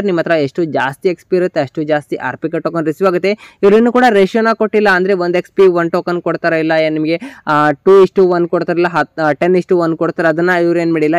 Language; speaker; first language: Kannada; native; Kannada